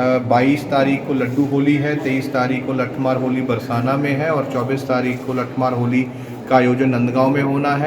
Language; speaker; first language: Hindi; native; Hindi